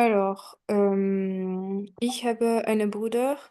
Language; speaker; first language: German; non-native, learner; French